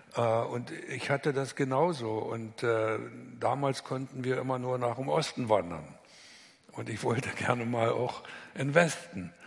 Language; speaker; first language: German; native; German